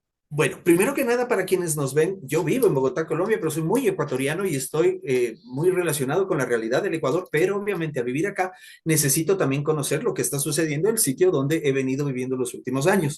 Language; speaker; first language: Spanish; native; Spanish